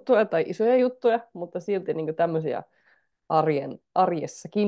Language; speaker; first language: Finnish; native; Finnish